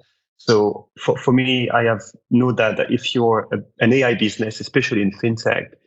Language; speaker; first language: English; non-native, fluent; French